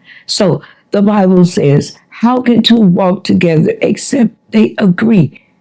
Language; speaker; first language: English; native; English